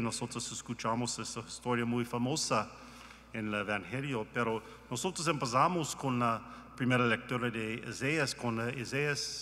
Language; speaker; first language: Spanish; non-native, learner; English